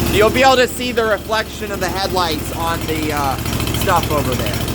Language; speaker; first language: English; native; English